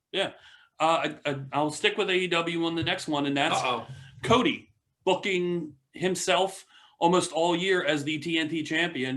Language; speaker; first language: English; native; English